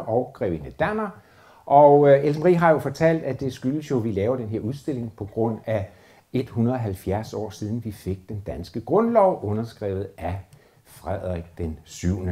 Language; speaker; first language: Danish; native; Danish